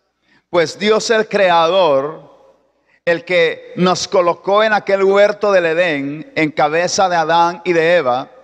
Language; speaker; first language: Spanish; native; Spanish